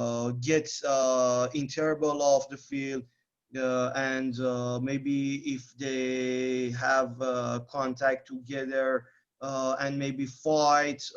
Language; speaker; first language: English; non-native, learner; Persian